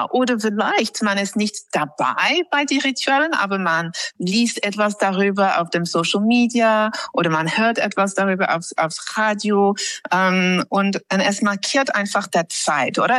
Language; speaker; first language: German; non-native, fluent; English